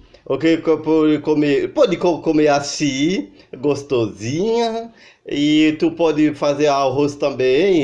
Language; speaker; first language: Portuguese; non-native, learner; Haitian Creole